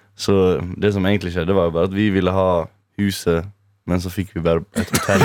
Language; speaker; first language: Norwegian; native; Norwegian